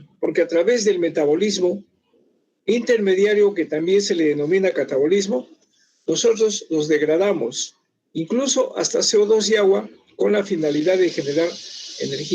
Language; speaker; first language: Spanish; native; Spanish